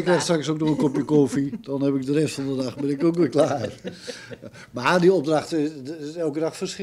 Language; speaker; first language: Dutch; native; Dutch